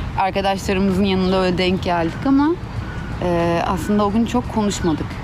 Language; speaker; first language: Turkish; native; Turkish